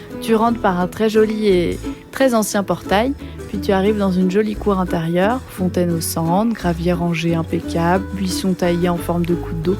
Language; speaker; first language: French; native; French